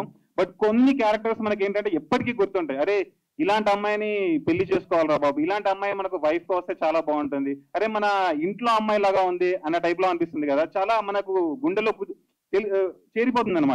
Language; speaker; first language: Telugu; native; Telugu